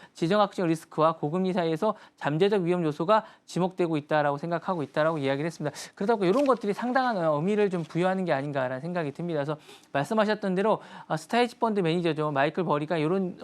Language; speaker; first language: Korean; native; Korean